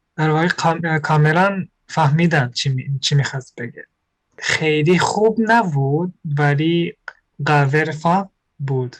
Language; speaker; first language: Persian; non-native, fluent; Japanese